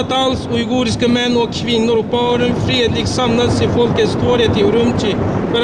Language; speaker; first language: Swedish; non-native, fluent; Uyghur